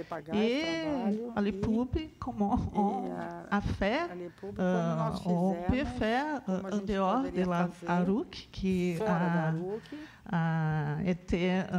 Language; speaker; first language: French; non-native, fluent; Portuguese